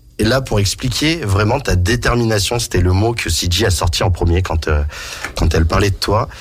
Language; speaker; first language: French; native; French